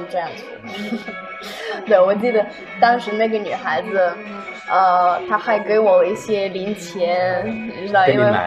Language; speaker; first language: Chinese; non-native, fluent; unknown